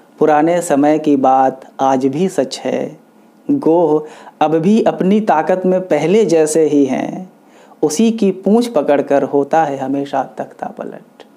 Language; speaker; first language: Hindi; non-native, local second language; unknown